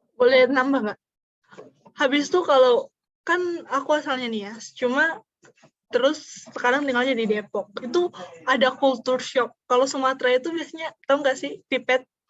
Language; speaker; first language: Indonesian; non-native, local second language; Nias